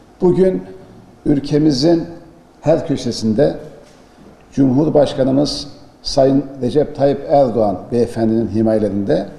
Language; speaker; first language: Turkish; native; Turkish